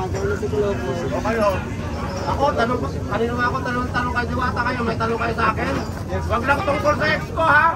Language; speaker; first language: Filipino; native; Filipino